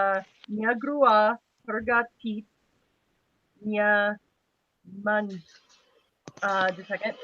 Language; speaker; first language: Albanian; non-native, learner; English